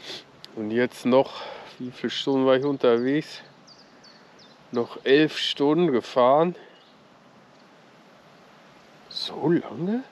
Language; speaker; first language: German; native; German